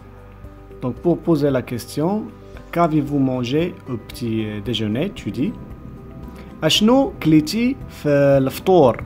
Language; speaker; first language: French; non-native, local second language; Arabic